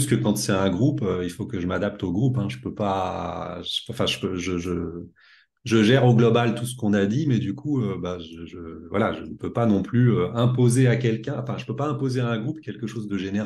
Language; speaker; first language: French; native; French